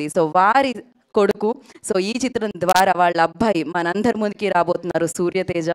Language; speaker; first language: Telugu; native; Telugu